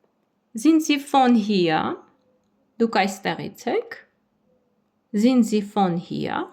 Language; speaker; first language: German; non-native, fluent; Armenian